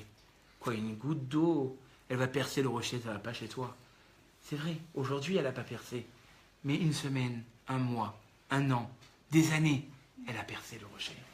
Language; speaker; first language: French; native; French